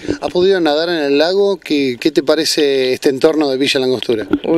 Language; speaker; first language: Spanish; native; Spanish